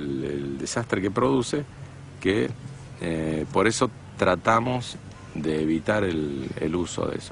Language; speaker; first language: Spanish; native; Spanish